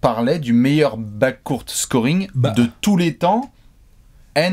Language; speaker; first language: French; native; French